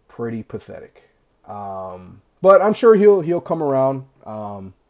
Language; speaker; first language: English; native; English